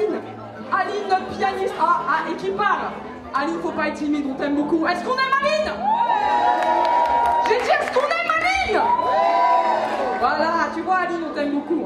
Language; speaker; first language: French; native; French